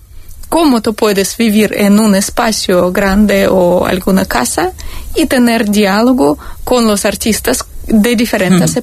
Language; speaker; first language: Spanish; non-native, learner; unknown